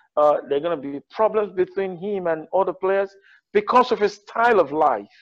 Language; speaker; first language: English; non-native, local second language; Yoruba